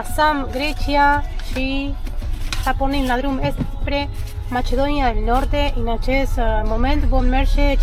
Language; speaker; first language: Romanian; non-native, learner; Spanish